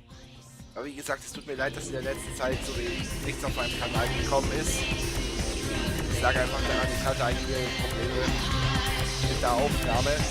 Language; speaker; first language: German; native; German